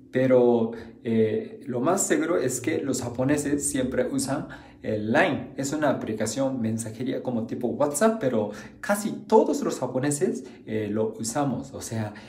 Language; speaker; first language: Spanish; non-native, fluent; Japanese